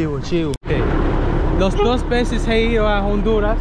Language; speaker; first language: Spanish; non-native, learner; English